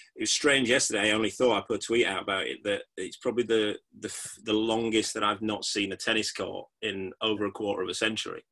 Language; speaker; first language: English; native; English